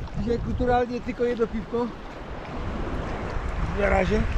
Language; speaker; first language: Polish; native; Polish